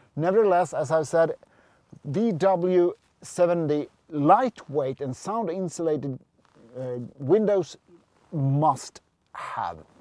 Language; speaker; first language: English; non-native, fluent; Swedish